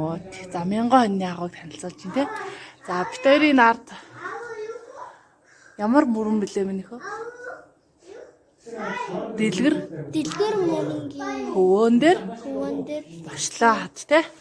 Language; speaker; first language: Mongolian; native; Mongolian